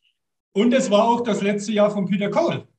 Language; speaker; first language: German; native; German